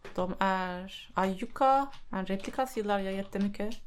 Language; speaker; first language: Swedish; non-native, fluent; Turkish